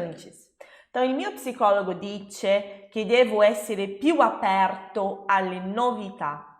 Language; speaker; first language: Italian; non-native, fluent; Portuguese